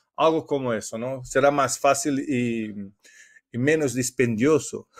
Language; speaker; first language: Spanish; non-native, learner; Portuguese